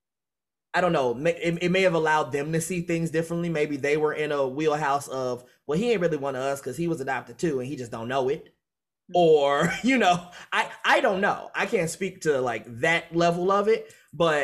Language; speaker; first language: English; native; English